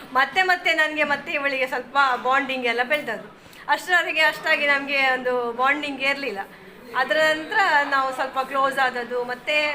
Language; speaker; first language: Kannada; native; Kannada